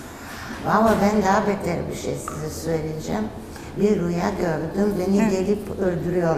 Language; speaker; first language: Turkish; non-native, fluent; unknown